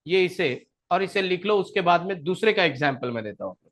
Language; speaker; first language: Hindi; non-native, local second language; Marathi